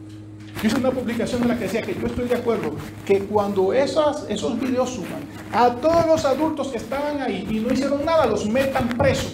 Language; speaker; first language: Spanish; native; Spanish